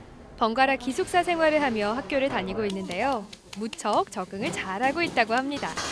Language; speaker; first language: Korean; native; Korean